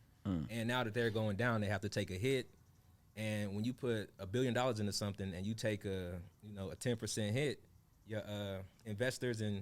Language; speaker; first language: English; native; English